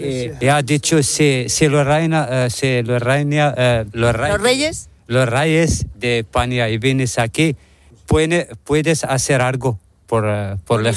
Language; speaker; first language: Spanish; non-native, learner; Arabic